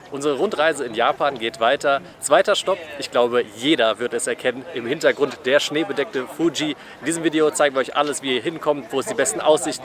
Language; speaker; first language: German; native; German